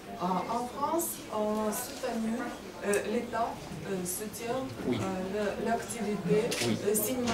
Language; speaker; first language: French; non-native, learner; Russian